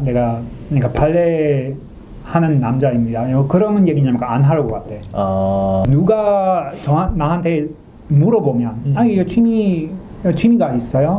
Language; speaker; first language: Korean; non-native, learner; English